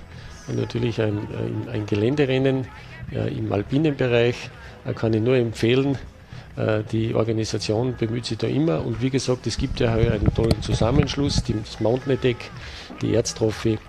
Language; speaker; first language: German; native; German